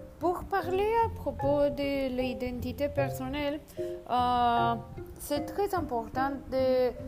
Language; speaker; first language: French; non-native, learner; Spanish